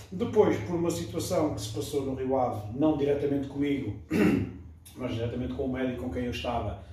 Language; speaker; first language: Portuguese; early bilingual, other home language; French